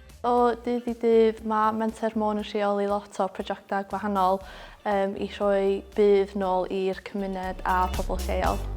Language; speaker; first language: Welsh; non-native, local second language; English